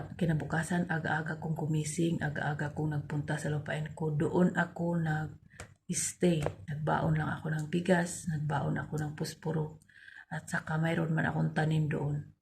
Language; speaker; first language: Filipino; non-native, local second language; Cebuano